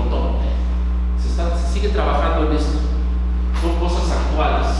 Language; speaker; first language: Spanish; native; Spanish